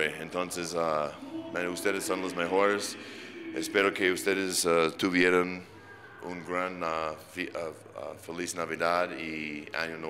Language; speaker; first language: Spanish; non-native, fluent; English